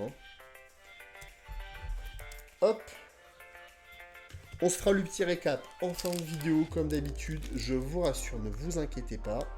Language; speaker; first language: French; native; French